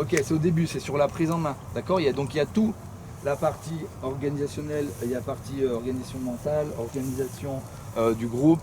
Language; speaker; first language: French; native; French